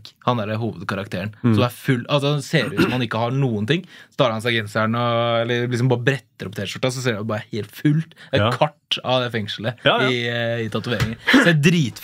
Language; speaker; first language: Norwegian; native; Norwegian